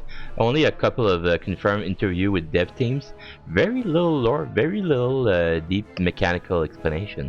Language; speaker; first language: English; native; English